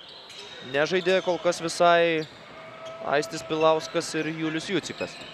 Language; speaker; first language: Lithuanian; native; Lithuanian